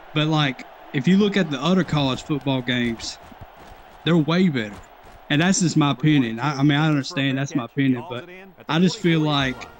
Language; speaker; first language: English; native; English